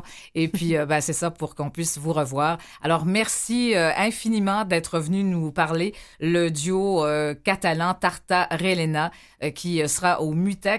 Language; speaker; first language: French; native; French